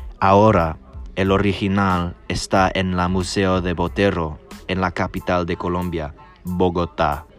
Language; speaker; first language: Spanish; non-native, learner; English